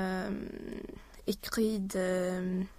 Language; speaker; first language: French; non-native, learner; Swedish